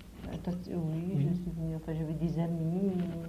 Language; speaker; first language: French; native; French